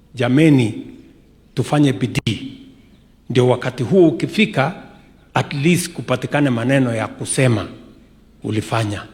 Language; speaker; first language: Swahili; non-native, local second language; Kalenjin